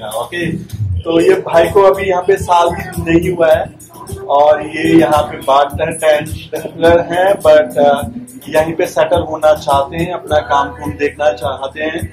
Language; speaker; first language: Hindi; native; Hindi